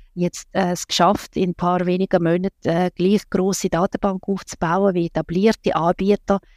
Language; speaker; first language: German; non-native, fluent; Russian